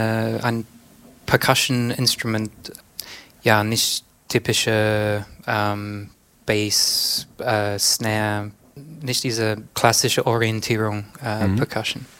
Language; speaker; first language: German; non-native, learner; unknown